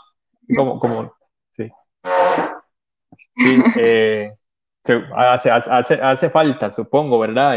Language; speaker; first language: Spanish; native; Spanish